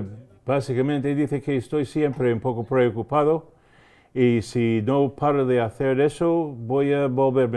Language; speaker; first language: Spanish; non-native, fluent; English